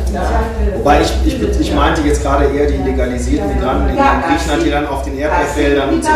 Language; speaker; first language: German; native; German